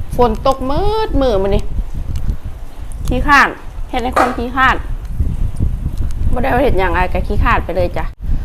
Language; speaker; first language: Thai; native; Thai